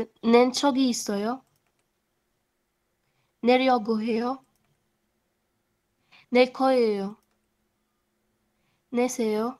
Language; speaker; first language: Korean; non-native, learner; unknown